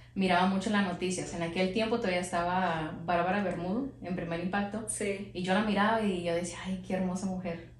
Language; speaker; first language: Spanish; early bilingual, heritage; Spanish